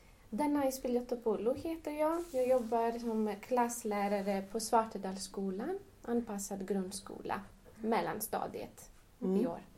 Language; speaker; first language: Swedish; non-native, fluent; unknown